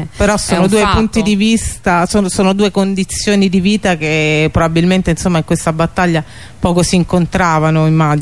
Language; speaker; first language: Italian; native; Italian